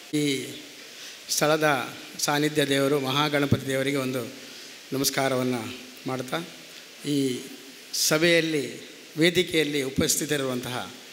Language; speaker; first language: Kannada; native; Kannada